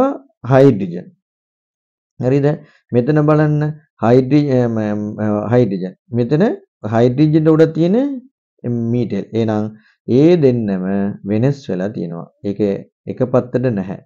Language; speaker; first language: Sinhala; non-native, local second language; Tamil